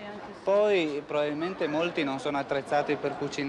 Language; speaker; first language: Italian; native; Italian